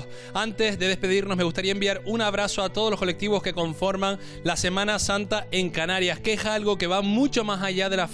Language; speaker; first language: Spanish; native; Spanish